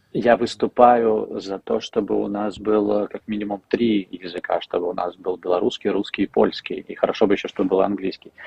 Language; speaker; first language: Russian; native; Russian